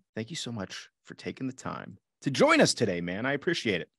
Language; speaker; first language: English; native; English